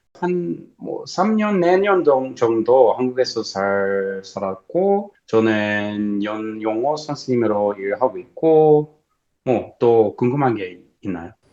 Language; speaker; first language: Korean; non-native, learner; English